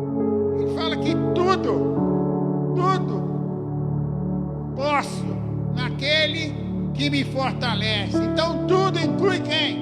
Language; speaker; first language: Portuguese; native; Portuguese